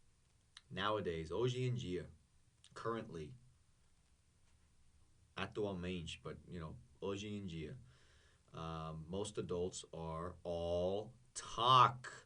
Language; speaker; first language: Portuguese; non-native, fluent; English